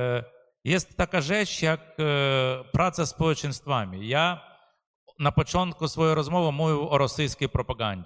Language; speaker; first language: Polish; non-native, fluent; Ukrainian